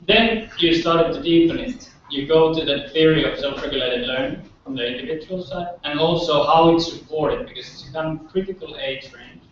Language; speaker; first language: English; non-native, fluent; Finnish